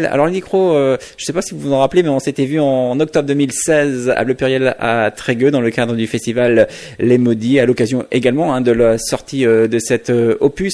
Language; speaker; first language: French; native; French